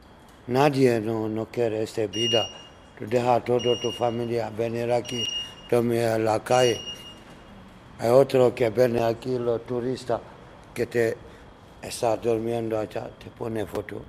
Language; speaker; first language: Spanish; non-native, learner; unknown